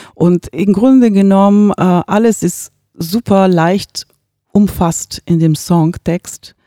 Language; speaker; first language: German; non-native, fluent; Bulgarian